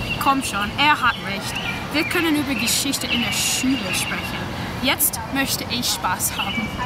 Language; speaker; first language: German; non-native, learner; English